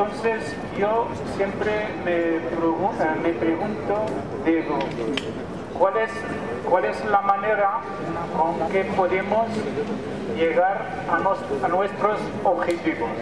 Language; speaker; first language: Spanish; non-native, fluent; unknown